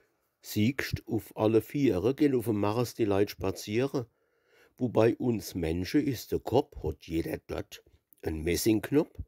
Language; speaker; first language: German; native; German